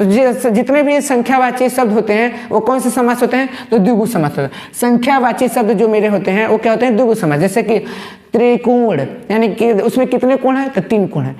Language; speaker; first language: Hindi; native; Hindi